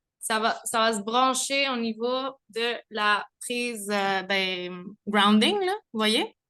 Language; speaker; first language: French; non-native, fluent; Spanish